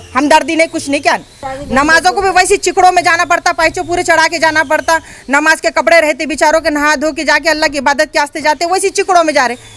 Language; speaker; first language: Hindi; non-native, local second language; Urdu